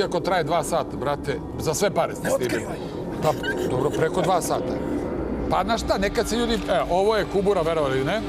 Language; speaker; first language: Serbian; native; Serbian